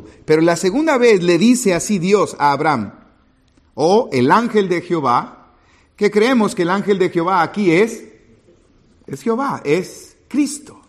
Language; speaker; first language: Spanish; native; Spanish